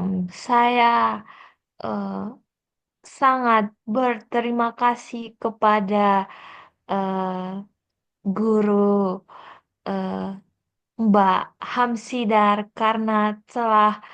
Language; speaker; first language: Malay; non-native, fluent; Korean